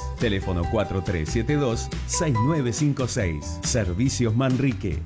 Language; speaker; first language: Spanish; native; Spanish